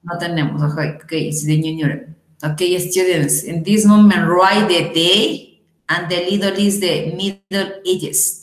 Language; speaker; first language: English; non-native, learner; Spanish